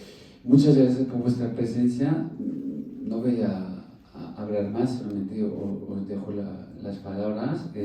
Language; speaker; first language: Spanish; non-native, fluent; French